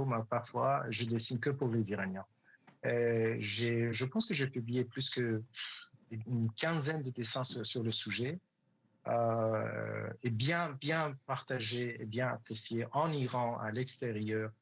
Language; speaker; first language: French; non-native, fluent; Persian